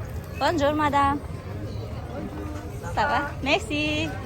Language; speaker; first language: French; non-native, learner; Kazakh